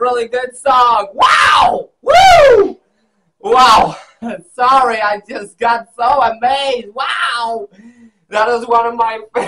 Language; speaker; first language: English; non-native, learner; Polish